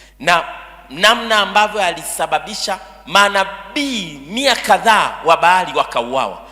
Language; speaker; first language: Swahili; native; Swahili